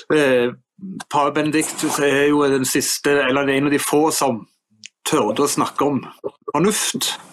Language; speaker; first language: Norwegian; native; Norwegian